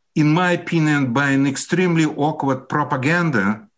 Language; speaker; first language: English; non-native, fluent; Russian